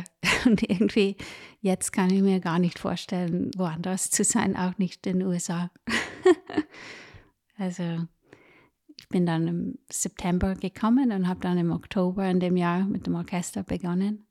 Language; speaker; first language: German; non-native, fluent; English